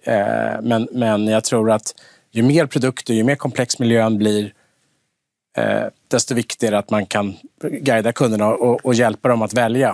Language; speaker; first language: Swedish; native; Swedish